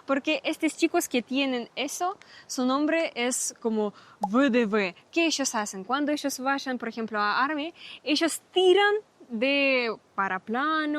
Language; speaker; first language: Spanish; non-native, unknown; Russian